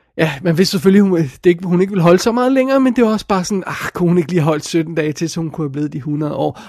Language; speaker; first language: Danish; native; Danish